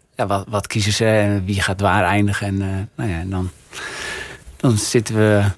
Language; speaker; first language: Dutch; native; Dutch